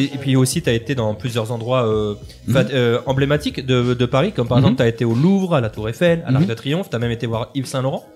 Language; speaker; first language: French; native; French